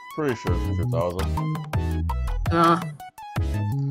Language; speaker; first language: English; native; English